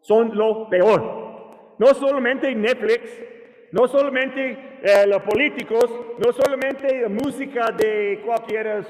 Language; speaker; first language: Spanish; non-native, learner; English